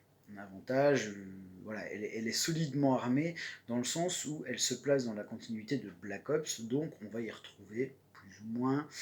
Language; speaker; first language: French; native; French